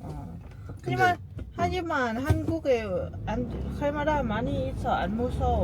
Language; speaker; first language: Korean; non-native, learner; Lao